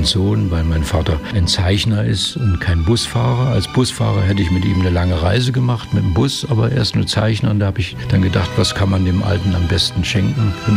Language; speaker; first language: German; native; German